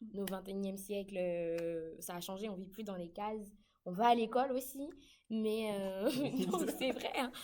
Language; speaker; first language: French; native; French